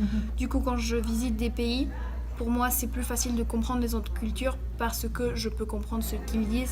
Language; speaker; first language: French; early bilingual, heritage; French